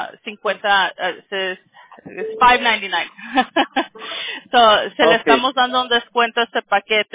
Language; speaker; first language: Spanish; early bilingual, other home language; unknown